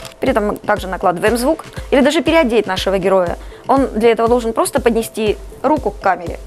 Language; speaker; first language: Russian; native; Russian